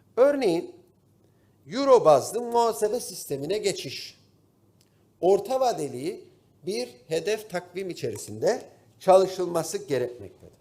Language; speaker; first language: Turkish; native; Turkish